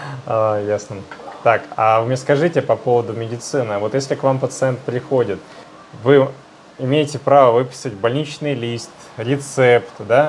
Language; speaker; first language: Russian; native; Russian